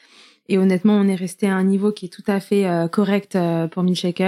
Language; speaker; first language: French; native; French